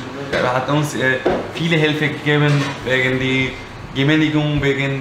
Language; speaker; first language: German; non-native, learner; Arabic